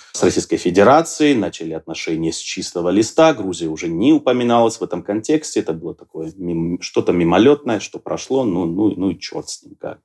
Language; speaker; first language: Russian; non-native, local second language; Georgian